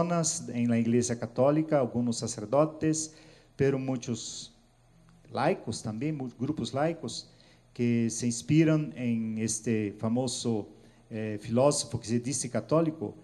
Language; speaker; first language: Spanish; non-native, fluent; Portuguese